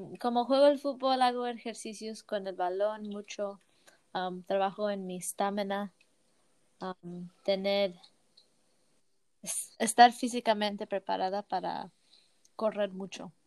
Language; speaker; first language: Spanish; early bilingual, heritage; Spanish